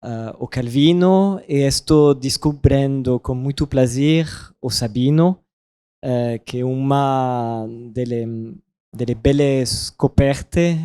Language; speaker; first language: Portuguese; non-native, learner; French